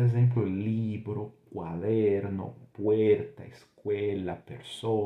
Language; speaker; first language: Spanish; non-native, fluent; Portuguese